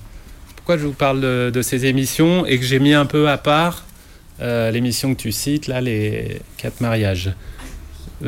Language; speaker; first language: French; native; French